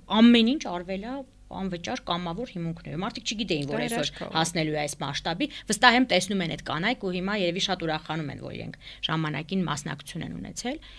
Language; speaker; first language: Armenian; native; Armenian